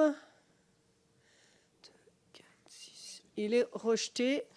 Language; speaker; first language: French; native; French